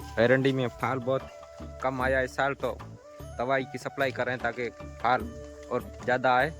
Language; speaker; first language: Hindi; non-native, local second language; Marwari